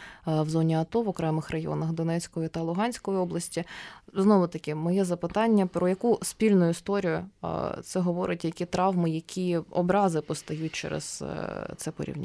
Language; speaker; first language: Ukrainian; native; Ukrainian